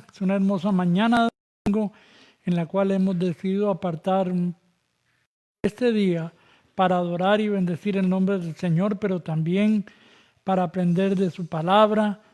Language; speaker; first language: Spanish; native; Spanish